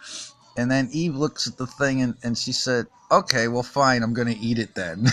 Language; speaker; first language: English; native; English